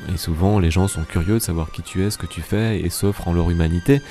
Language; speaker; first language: French; native; French